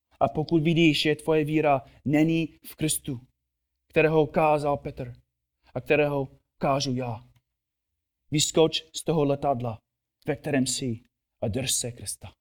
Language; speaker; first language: Czech; non-native, fluent; English